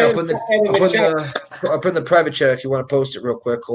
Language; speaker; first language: English; native; English